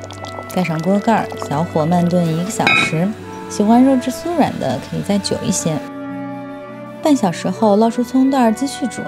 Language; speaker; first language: Chinese; native; Chinese